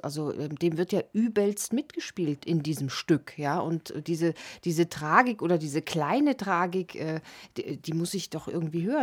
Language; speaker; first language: German; native; German